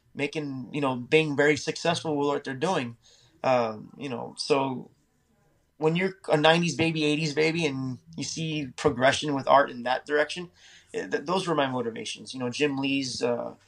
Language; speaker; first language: English; native; English